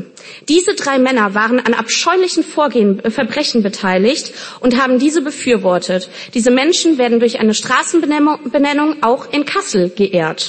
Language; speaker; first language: German; native; German